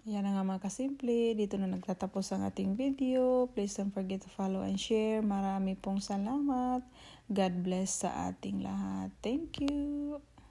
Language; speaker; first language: Filipino; non-native, local second language; Cebuano